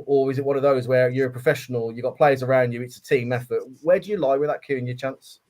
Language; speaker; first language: English; native; English